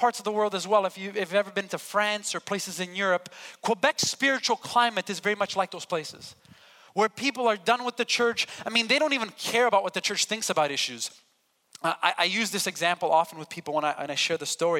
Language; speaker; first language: English; native; English